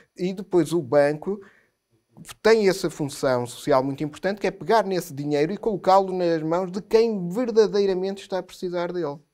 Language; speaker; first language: Portuguese; native; Portuguese